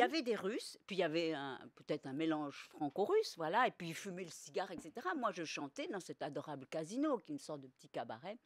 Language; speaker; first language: French; native; French